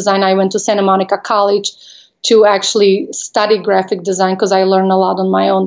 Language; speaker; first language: English; non-native, fluent; Slovak